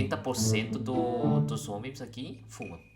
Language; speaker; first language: Portuguese; non-native, learner; Indonesian